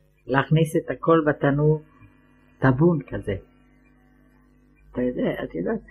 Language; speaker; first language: Hebrew; non-native, fluent; Ladino